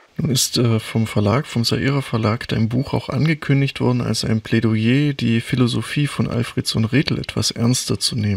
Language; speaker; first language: German; native; German